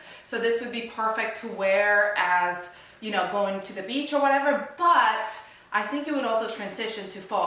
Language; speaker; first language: English; native; English